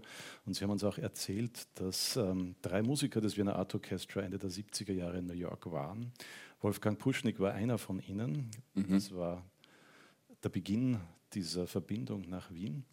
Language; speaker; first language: German; native; German